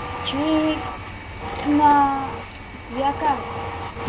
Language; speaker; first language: Bulgarian; native; Bulgarian